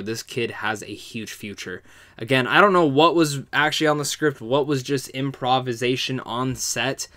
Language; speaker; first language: English; native; English